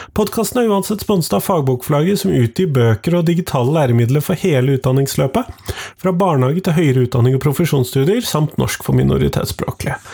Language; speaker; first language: Norwegian; native; Norwegian